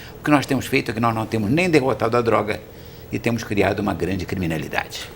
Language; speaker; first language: Portuguese; native; Portuguese